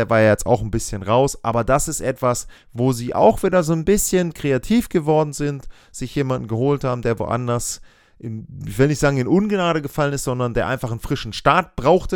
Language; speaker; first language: German; native; German